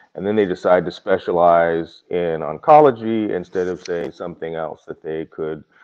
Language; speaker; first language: English; native; English